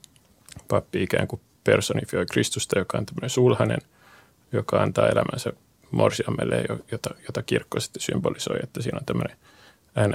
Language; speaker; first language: Finnish; native; Finnish